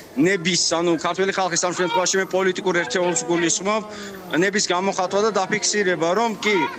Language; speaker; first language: Georgian; non-native, local second language; Azerbaijani